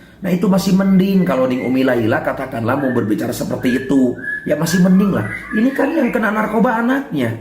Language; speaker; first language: Indonesian; non-native, local second language; Sundanese